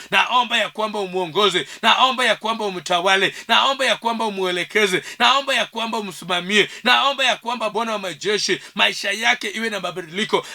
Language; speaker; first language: Swahili; non-native, local second language; Luo (Kenya and Tanzania)